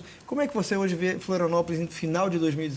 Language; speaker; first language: Portuguese; native; Portuguese